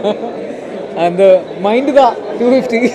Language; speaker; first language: Tamil; non-native, learner; Malayalam